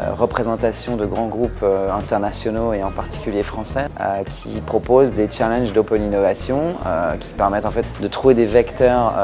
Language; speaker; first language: French; native; French